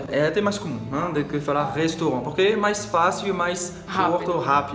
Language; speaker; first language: Portuguese; non-native, fluent; French